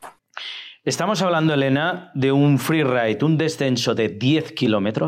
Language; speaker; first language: Spanish; native; Spanish